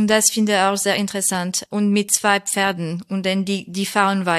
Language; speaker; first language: German; non-native, fluent; French